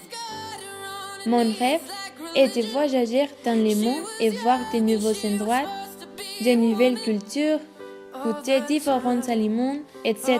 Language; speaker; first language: French; non-native, learner; Spanish